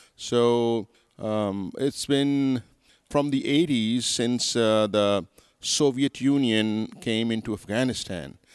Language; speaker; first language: English; non-native, local second language; Urdu